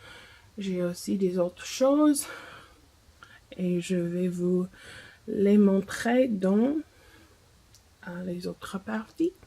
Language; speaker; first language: French; non-native, fluent; English